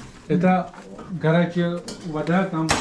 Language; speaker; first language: Russian; non-native, learner; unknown